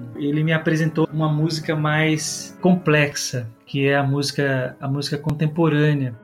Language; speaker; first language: Portuguese; native; Portuguese